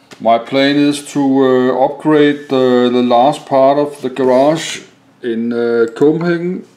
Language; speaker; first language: English; non-native, learner; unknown